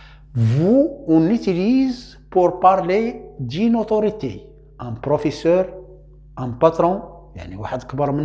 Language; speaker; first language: French; non-native, local second language; Arabic